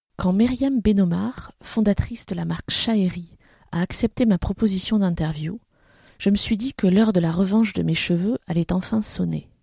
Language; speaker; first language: French; native; French